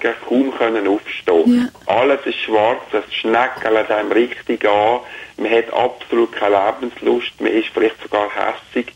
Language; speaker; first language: German; native; German